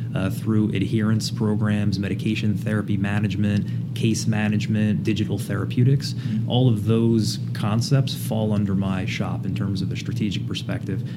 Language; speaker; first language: English; native; English